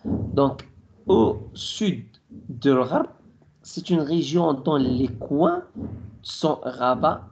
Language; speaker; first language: French; non-native, local second language; Arabic